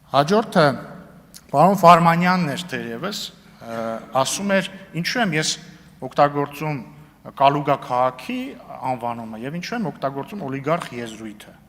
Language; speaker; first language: Armenian; native; Armenian